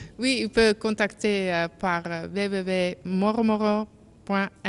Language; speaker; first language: French; non-native, learner; Dutch